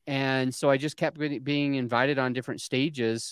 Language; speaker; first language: English; native; English